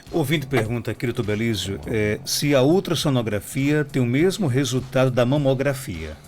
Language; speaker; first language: Portuguese; native; Portuguese